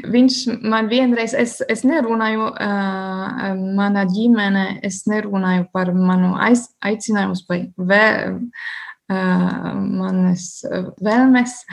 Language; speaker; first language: Latvian; non-native, learner; German